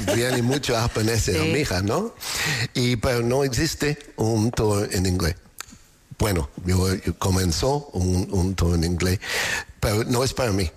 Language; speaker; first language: Spanish; non-native, learner; English